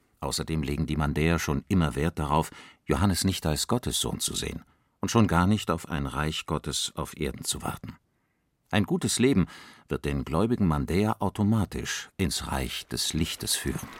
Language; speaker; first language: German; native; German